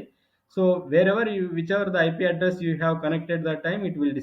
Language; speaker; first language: English; non-native, local second language; Telugu